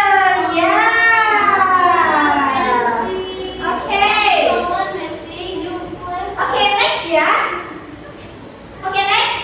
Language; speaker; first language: English; non-native, learner; Indonesian